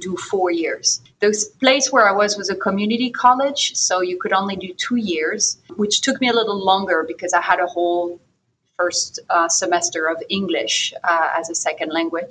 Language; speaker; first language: English; non-native, fluent; French